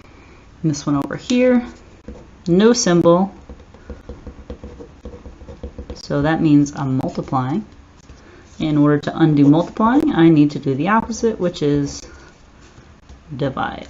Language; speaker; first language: English; native; English